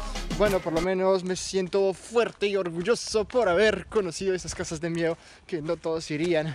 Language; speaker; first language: Spanish; non-native, fluent; French